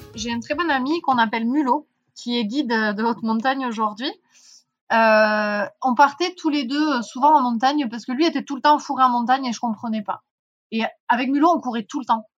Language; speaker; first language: French; native; French